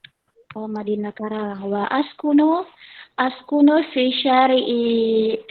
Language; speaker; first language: Arabic; non-native, learner; Indonesian